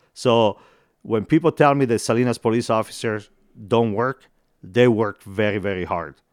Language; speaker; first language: English; non-native, fluent; Italian